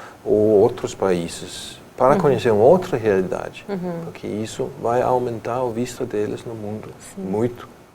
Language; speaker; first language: Portuguese; non-native, fluent; Danish